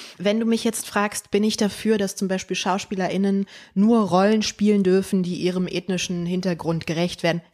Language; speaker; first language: German; early bilingual, other home language; Polish